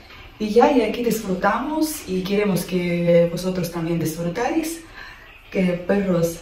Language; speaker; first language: Spanish; non-native, fluent; Russian